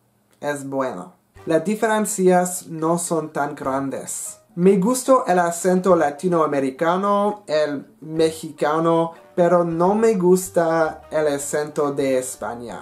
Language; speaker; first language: Spanish; non-native, learner; English